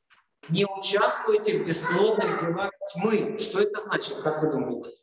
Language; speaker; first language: Russian; native; Russian